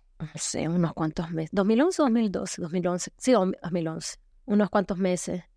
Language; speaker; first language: Spanish; native; Spanish